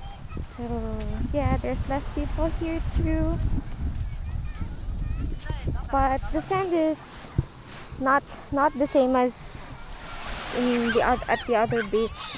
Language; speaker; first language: English; non-native, local second language; Filipino